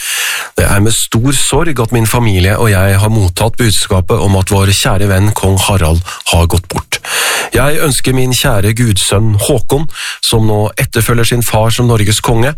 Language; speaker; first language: Norwegian; native; Norwegian